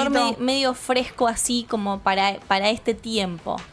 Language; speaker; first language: Spanish; native; Spanish